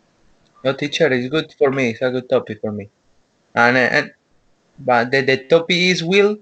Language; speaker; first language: English; non-native, learner; Spanish